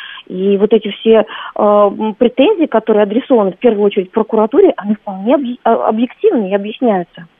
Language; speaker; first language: Russian; native; Russian